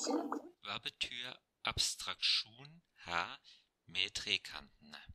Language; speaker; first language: Norwegian; non-native, fluent; German